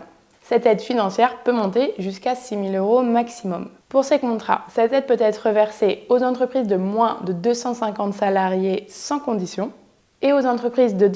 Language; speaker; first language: French; native; French